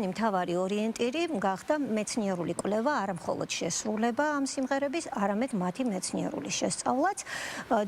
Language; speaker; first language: Georgian; native; Georgian